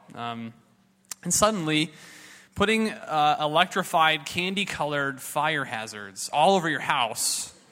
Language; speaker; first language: English; native; English